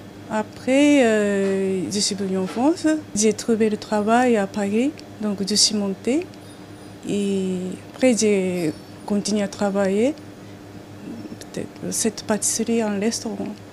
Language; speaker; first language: French; non-native, learner; Japanese